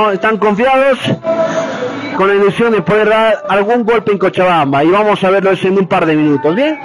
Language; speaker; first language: Spanish; native; Spanish